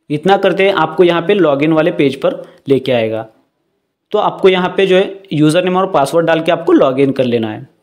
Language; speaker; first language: Hindi; non-native, local second language; Marathi